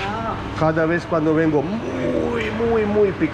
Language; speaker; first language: Spanish; non-native, learner; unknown